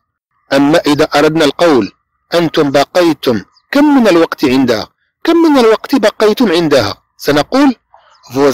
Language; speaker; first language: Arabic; native; Arabic